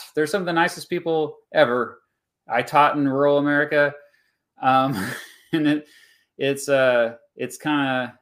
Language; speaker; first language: English; native; English